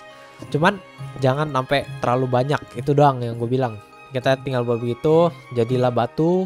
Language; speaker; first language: Indonesian; native; Indonesian